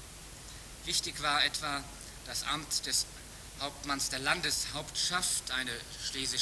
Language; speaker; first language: German; native; German